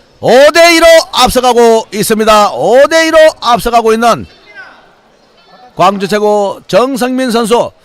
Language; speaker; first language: Korean; native; Korean